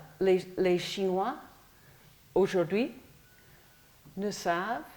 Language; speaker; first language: French; non-native, fluent; English